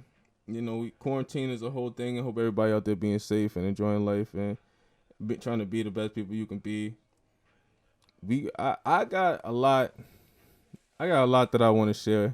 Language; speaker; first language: English; native; English